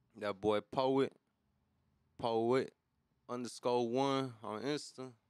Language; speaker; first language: English; native; English